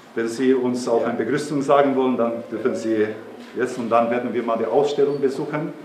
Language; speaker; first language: German; non-native, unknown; Romanian